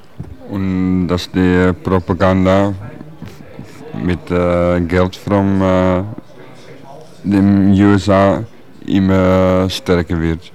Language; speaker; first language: German; non-native, learner; Dutch